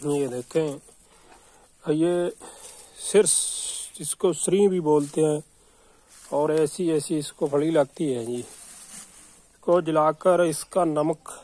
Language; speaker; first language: Hindi; non-native, local second language; Punjabi